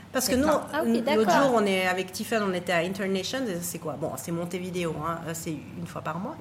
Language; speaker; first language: French; native; French